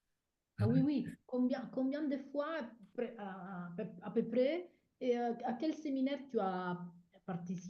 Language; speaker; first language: French; non-native, fluent; Italian